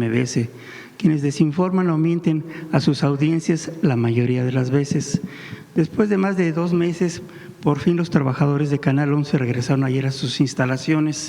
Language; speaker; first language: Spanish; native; Spanish